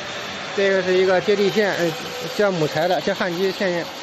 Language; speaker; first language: Chinese; native; Chinese